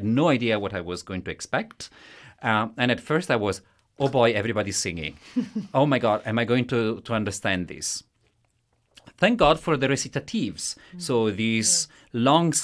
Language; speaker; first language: English; non-native, fluent; Italian